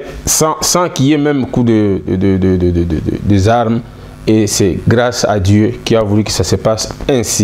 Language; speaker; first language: French; non-native, local second language; Lingala